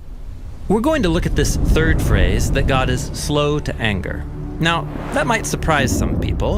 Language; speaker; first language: English; native; English